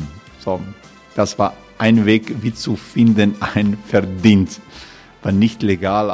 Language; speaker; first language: German; non-native, learner; Croatian